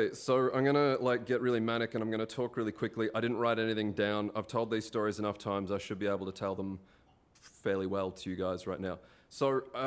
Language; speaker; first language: English; native; English